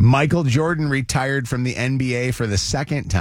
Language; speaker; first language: English; native; English